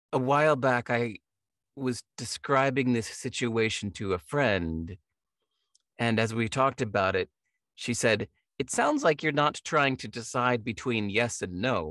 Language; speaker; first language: English; native; English